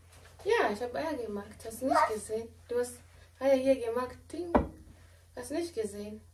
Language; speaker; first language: German; non-native, learner; Swahili